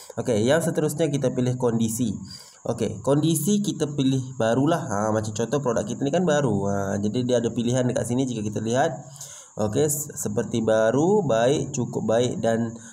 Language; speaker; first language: Malay; non-native, learner; Indonesian